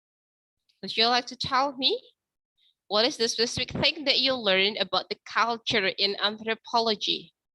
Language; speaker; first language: English; non-native, fluent; Indonesian